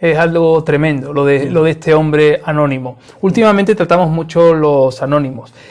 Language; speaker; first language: Spanish; native; Spanish